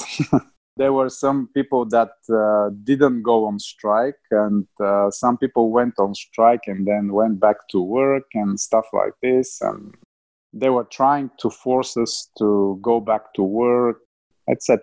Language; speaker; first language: English; non-native, fluent; Bulgarian